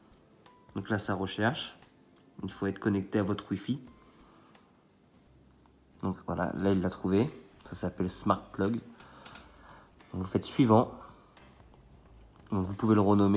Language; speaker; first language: French; native; French